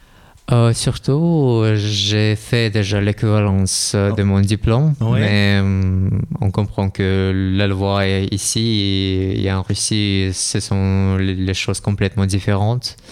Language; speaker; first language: French; non-native, learner; Russian